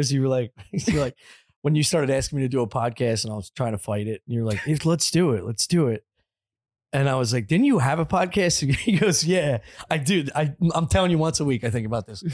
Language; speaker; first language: English; native; English